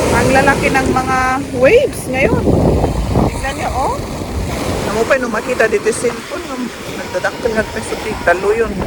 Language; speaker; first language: Filipino; native; Filipino